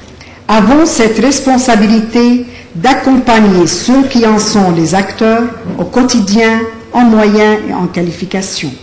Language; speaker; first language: French; non-native, local second language; Arabic